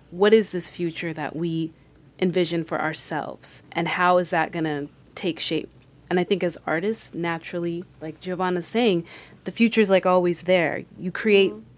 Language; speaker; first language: English; native; English